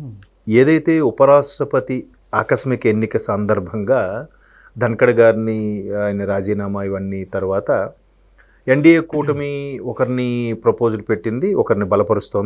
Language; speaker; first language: Telugu; native; Telugu